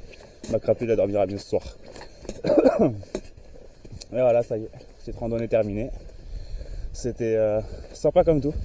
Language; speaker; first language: French; native; French